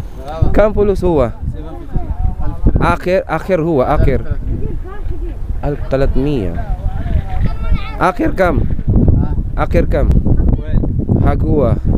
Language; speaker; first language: Arabic; non-native, learner; Filipino